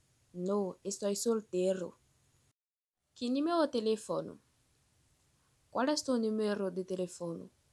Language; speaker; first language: Spanish; non-native, fluent; Haitian Creole